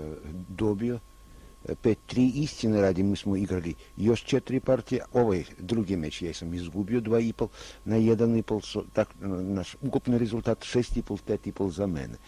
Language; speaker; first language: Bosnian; non-native, learner; Russian